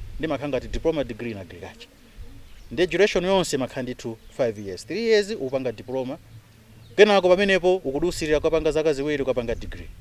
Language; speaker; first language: Nyanja; non-native, local second language; Tumbuka